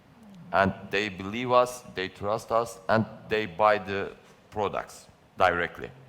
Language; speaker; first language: English; non-native, learner; Turkish